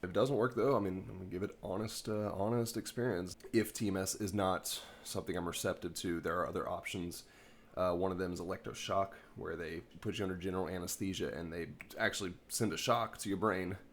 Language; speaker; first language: English; native; English